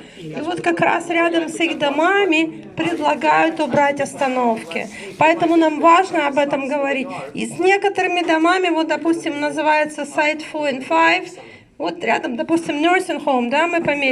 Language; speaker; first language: Russian; native; Russian